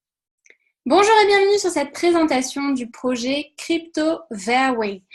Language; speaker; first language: French; native; French